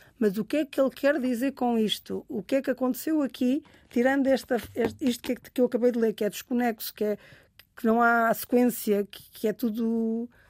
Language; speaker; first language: Portuguese; native; Portuguese